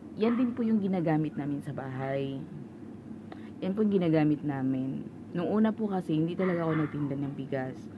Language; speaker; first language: Filipino; non-native, local second language; Cebuano